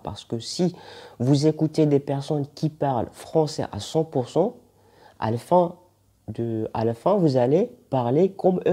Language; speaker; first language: French; non-native, local second language; Arabic